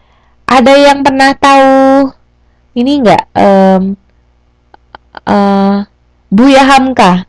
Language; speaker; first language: Indonesian; native; Indonesian